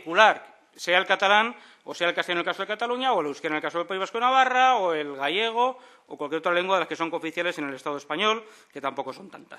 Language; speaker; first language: Spanish; native; Spanish